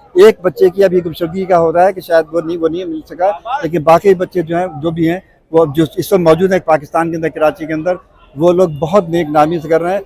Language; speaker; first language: Urdu; native; Urdu